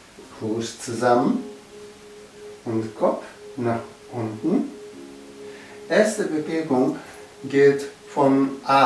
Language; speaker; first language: German; non-native, learner; Japanese